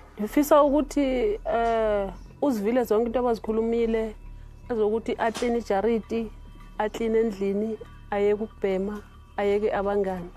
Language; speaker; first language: Zulu; non-native, local second language; Xhosa